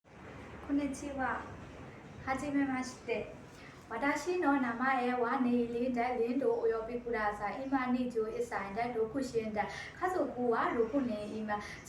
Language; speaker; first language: Japanese; non-native, learner; Burmese